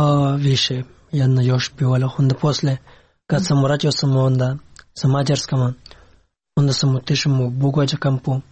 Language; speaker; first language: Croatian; non-native, learner; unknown